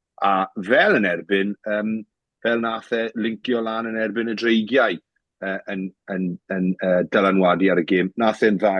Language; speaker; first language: Welsh; native; Welsh